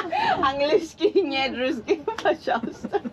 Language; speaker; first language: Russian; non-native, learner; Indonesian